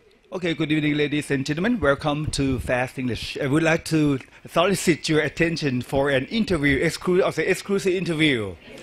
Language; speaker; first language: English; non-native, fluent; Thai